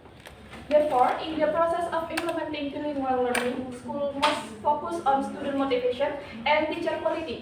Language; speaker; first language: English; non-native, learner; Indonesian